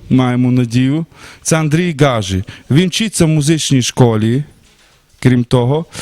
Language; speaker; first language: Ukrainian; non-native, local second language; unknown